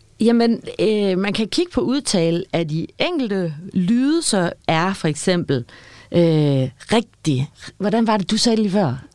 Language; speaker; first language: Danish; native; Danish